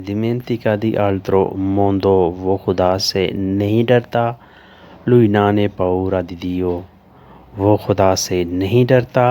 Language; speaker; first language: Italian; non-native, learner; Urdu